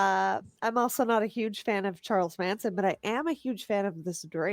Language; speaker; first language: English; native; English